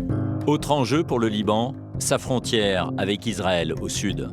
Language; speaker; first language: French; native; French